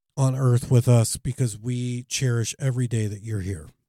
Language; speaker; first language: English; native; English